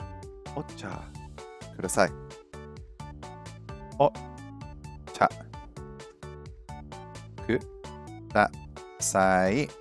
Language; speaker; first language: Japanese; non-native, learner; English